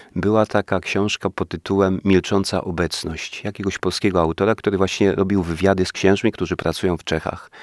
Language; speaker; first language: Polish; native; Polish